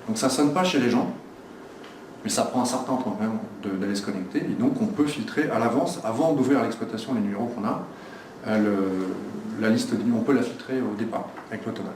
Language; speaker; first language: French; native; French